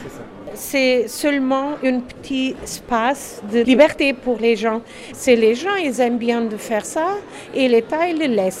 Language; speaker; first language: French; non-native, learner; German